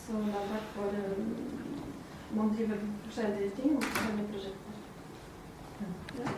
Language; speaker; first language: Norwegian; non-native, fluent; Ukrainian